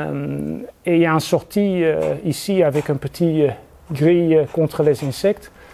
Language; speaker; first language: French; non-native, fluent; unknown